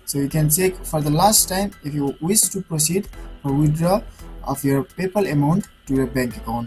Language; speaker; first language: English; non-native, local second language; Nepali